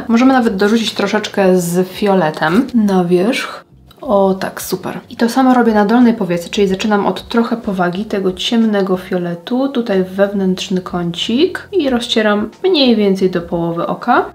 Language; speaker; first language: Polish; native; Polish